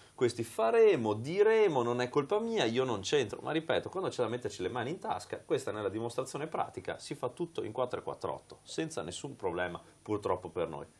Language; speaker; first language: Italian; native; Italian